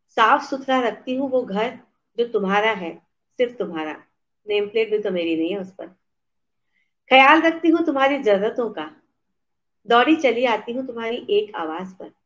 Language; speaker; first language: Hindi; native; Hindi